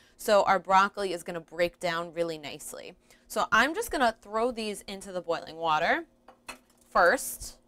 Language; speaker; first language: English; early bilingual, other home language; Italian